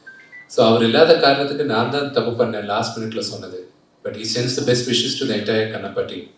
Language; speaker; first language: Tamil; non-native, fluent; Telugu